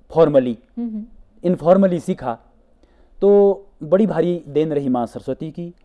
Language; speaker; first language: Hindi; native; Hindi